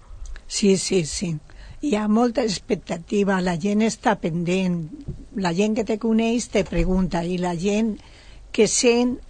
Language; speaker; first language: Catalan; non-native, local second language; Spanish